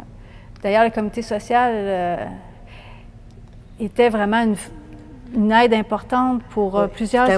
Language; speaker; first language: French; native; French